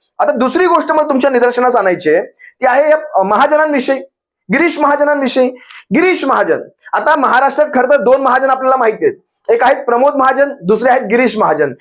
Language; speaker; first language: Marathi; native; Marathi